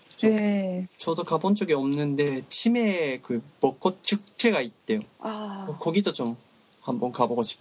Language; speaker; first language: Korean; non-native, learner; Japanese